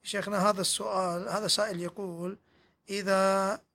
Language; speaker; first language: Arabic; non-native, fluent; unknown